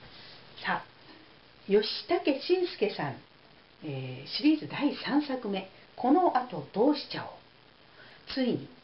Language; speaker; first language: Japanese; native; Japanese